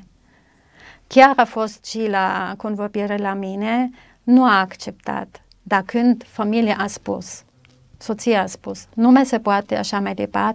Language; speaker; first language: Romanian; non-native, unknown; German